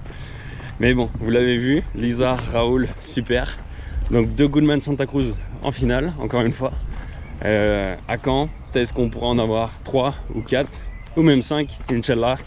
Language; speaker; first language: French; native; French